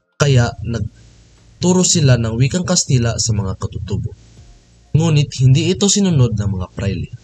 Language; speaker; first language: Filipino; non-native, local second language; Cebuano